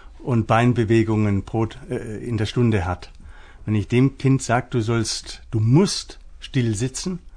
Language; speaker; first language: German; native; German